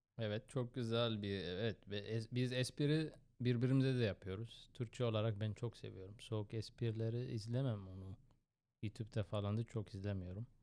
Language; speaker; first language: Turkish; non-native, fluent; Arabic